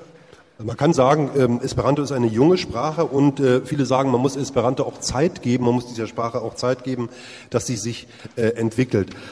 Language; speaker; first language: German; native; German